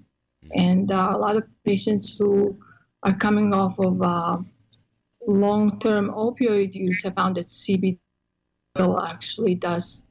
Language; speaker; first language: English; non-native, fluent; Croatian